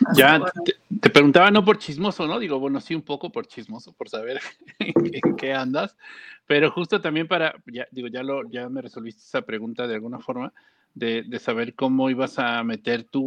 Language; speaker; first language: Spanish; native; Spanish